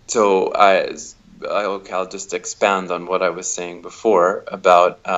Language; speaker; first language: English; native; English